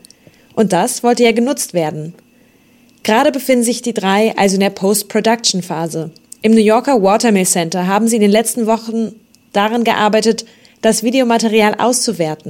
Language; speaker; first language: German; native; German